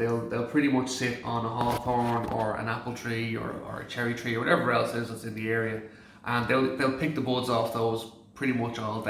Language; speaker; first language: English; native; English